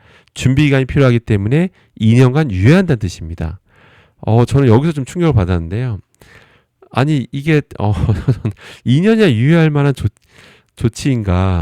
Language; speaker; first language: Korean; native; Korean